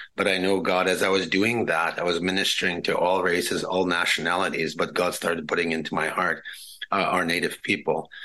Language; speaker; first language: English; non-native, fluent; Cree